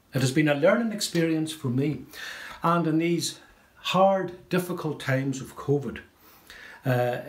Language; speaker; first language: English; native; English